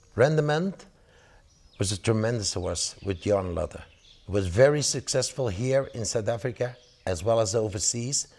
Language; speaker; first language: English; non-native, fluent; Dutch